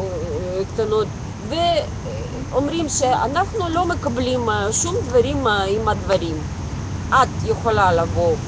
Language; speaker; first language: Hebrew; non-native, local second language; Russian